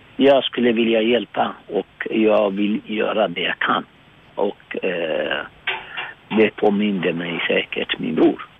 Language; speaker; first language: Swedish; non-native, fluent; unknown